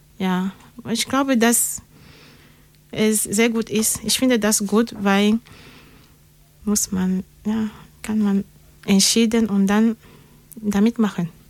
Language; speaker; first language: German; non-native, learner; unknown